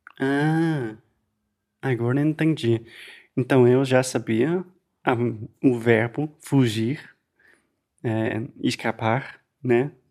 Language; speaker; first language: Portuguese; non-native, fluent; English